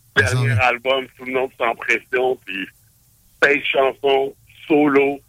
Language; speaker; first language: French; native; French